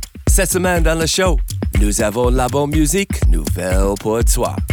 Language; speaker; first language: French; non-native, learner; English